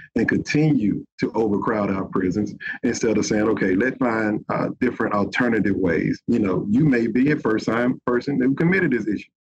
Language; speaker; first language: English; native; English